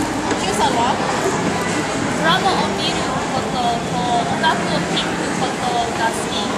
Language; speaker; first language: Japanese; non-native, learner; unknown